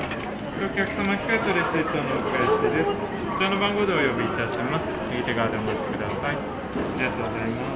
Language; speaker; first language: Japanese; native; Japanese